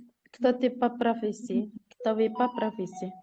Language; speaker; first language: Russian; non-native, learner; Uzbek